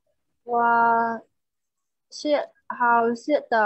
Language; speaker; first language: Chinese; non-native, learner; Khmer